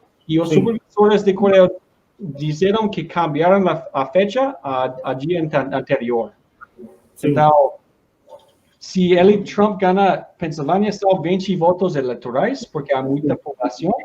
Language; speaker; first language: Portuguese; non-native, learner; Spanish